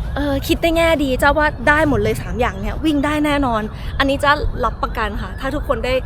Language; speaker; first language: Thai; early bilingual, other home language; Italian